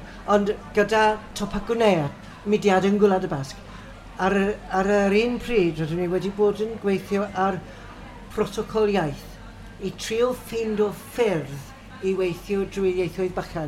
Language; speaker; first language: Welsh; non-native, fluent; English